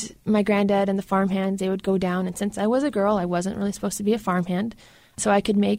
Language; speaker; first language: English; native; English